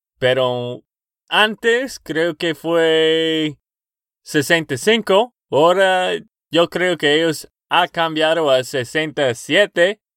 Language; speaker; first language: Spanish; non-native, learner; English